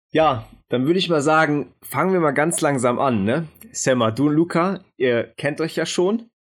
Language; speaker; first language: German; native; German